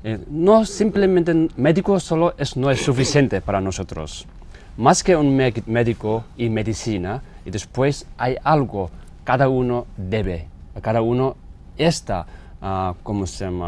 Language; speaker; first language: Spanish; non-native, learner; Tibetan